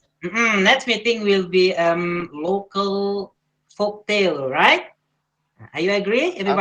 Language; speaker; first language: English; non-native, learner; Indonesian